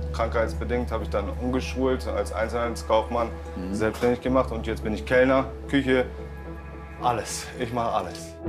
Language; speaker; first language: German; early bilingual, other home language; Polish